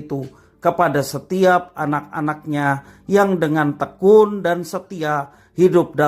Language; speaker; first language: Indonesian; native; Indonesian